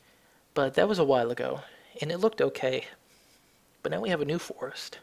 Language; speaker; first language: English; native; English